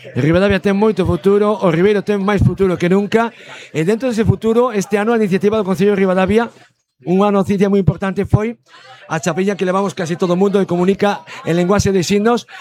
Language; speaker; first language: Galician; native; Galician